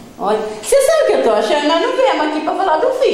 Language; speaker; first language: Portuguese; native; Portuguese